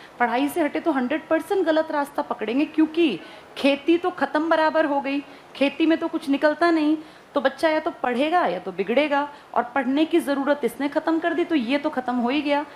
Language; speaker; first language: Hindi; native; Hindi